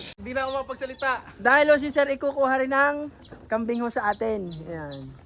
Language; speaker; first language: Filipino; native; Filipino